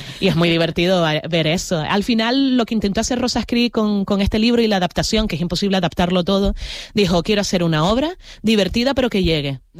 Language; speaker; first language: Spanish; native; Spanish